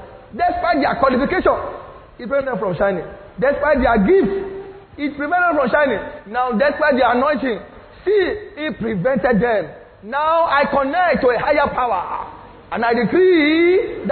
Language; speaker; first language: English; non-native, local second language; Yoruba